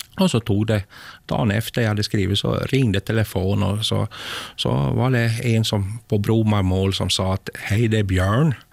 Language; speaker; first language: Swedish; native; Swedish